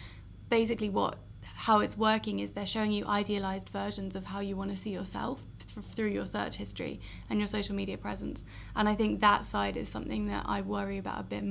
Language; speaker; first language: English; native; English